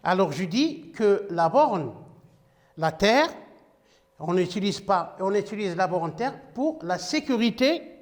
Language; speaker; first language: French; non-native, local second language; Arabic